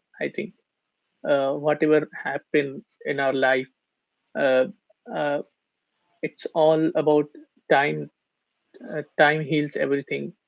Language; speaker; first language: English; non-native, learner; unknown